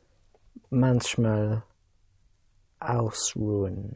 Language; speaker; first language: German; non-native, learner; English